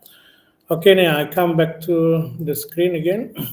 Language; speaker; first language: English; non-native, learner; Indonesian